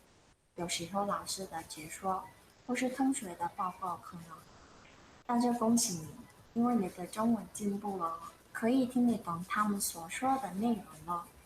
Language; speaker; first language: Chinese; non-native, fluent; Mongolian